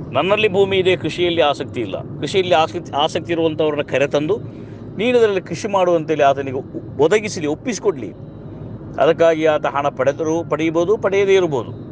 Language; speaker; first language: Kannada; non-native, local second language; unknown